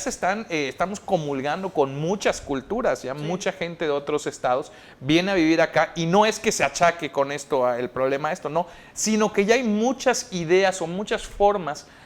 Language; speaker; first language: Spanish; native; Spanish